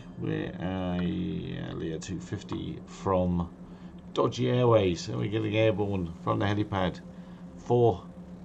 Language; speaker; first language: English; native; English